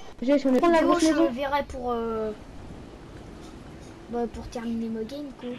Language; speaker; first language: French; native; French